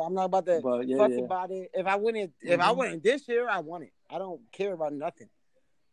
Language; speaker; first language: English; native; English